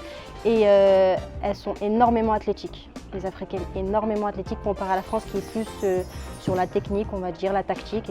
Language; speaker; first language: French; early bilingual, other home language; Arabic